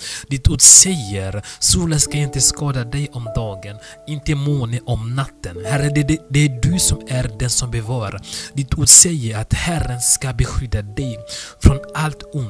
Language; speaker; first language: Swedish; non-native, fluent; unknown